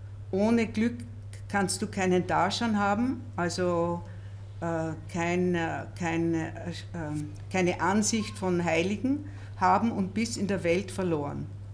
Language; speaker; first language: German; native; German